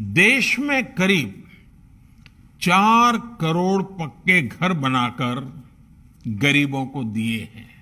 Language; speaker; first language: Hindi; non-native, local second language; Gujarati